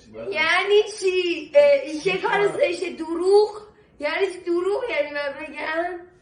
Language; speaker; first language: Persian; native; Persian